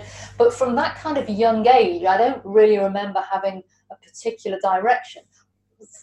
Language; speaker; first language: English; native; English